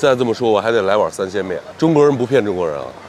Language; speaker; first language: Chinese; native; Chinese